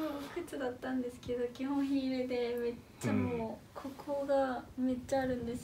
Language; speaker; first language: Japanese; early bilingual, other home language; Portuguese